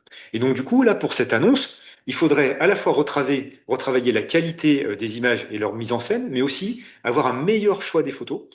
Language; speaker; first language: French; native; French